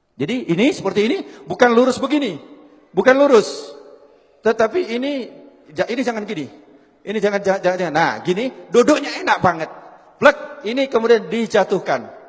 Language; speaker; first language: Indonesian; non-native, local second language; Javanese